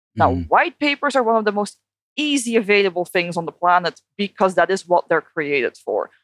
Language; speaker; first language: English; non-native, fluent; Dutch